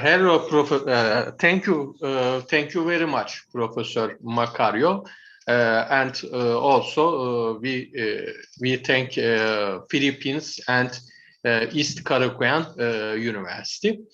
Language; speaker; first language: English; non-native, learner; Turkish